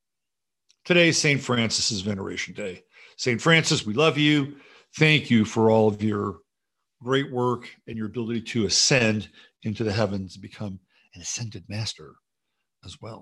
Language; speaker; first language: English; native; English